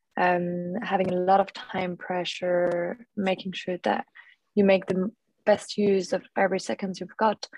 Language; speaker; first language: English; non-native, fluent; French